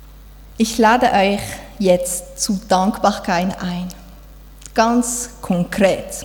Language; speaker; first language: German; non-native, fluent; French